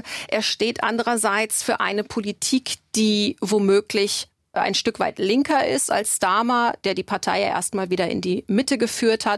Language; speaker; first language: German; native; German